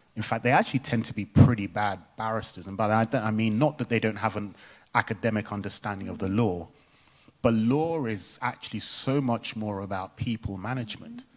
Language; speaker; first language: English; native; English